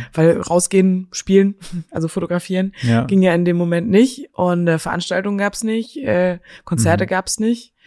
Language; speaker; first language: German; native; German